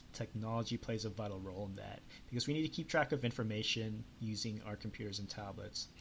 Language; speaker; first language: English; native; English